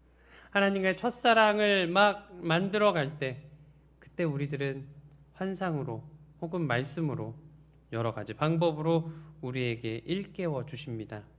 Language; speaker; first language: Korean; native; Korean